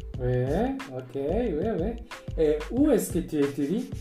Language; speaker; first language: French; non-native, learner; Spanish